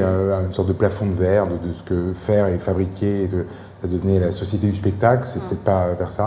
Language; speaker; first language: French; native; French